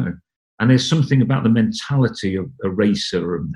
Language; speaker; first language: English; native; English